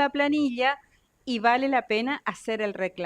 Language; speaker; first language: Spanish; native; Spanish